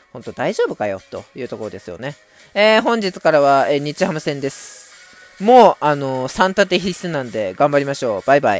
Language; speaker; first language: Japanese; native; Japanese